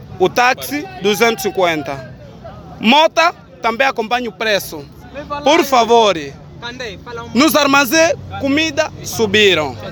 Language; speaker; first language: Portuguese; native; Portuguese